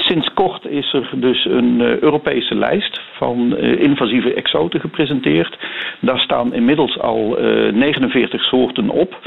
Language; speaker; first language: Dutch; native; Dutch